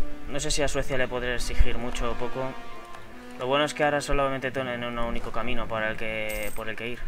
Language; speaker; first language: Spanish; native; Spanish